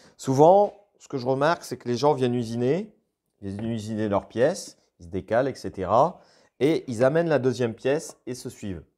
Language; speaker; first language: French; native; French